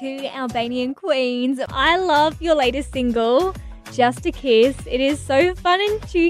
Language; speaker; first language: English; native; English